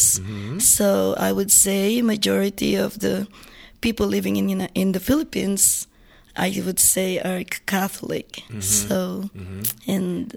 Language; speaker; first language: English; non-native, local second language; Filipino